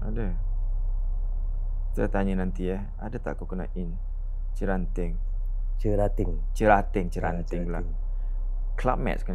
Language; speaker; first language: Malay; native; Malay